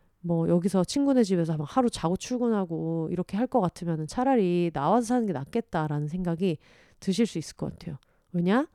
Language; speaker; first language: Korean; native; Korean